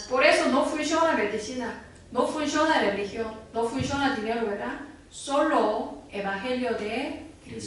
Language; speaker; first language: Spanish; non-native, learner; Korean